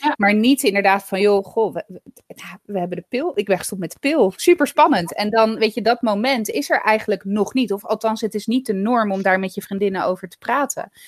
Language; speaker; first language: Dutch; early bilingual, other home language; Italian